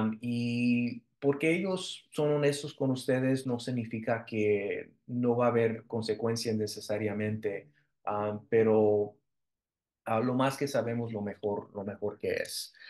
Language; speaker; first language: Spanish; early bilingual, heritage; Spanish